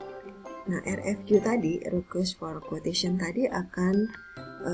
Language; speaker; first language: Indonesian; native; Indonesian